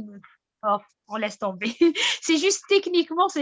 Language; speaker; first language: French; non-native, local second language; Arabic